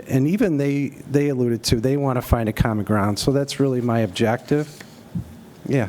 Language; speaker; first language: English; native; English